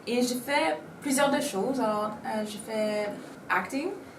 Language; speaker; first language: French; non-native, local second language; Spanish